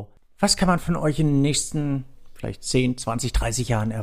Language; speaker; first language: German; native; German